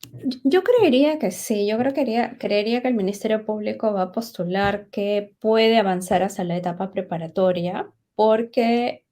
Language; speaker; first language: Spanish; native; Spanish